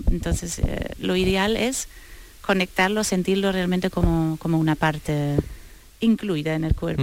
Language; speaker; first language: Spanish; non-native, fluent; German